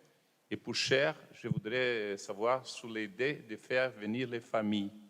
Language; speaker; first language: French; non-native, fluent; Portuguese